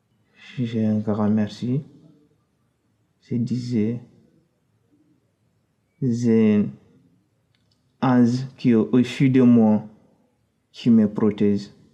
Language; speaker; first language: French; non-native, fluent; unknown